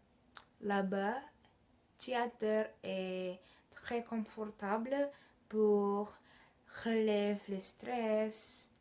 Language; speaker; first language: French; non-native, learner; Indonesian